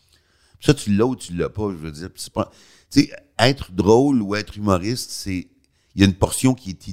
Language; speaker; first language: French; native; French